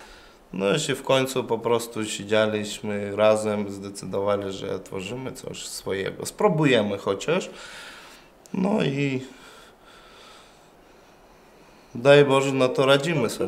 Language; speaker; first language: Polish; non-native, fluent; Russian